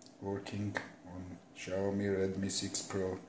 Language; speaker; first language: English; non-native, fluent; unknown